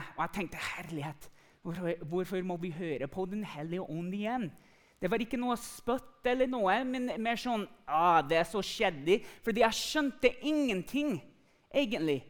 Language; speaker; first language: Norwegian; non-native, fluent; English